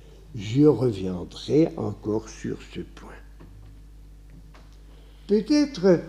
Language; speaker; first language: French; non-native, fluent; Dutch